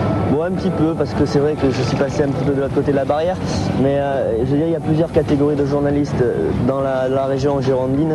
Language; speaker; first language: French; native; French